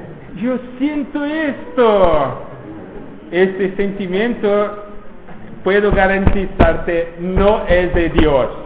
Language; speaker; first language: Spanish; non-native, fluent; Portuguese